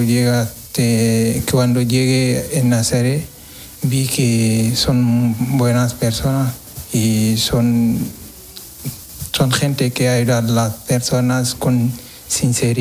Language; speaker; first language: Spanish; non-native, learner; Wolof